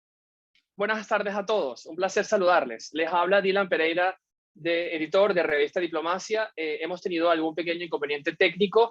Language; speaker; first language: Spanish; native; Spanish